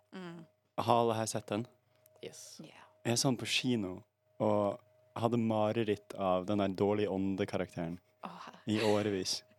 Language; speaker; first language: Norwegian; native; Norwegian